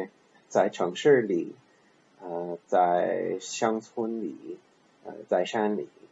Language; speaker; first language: Chinese; non-native, learner; English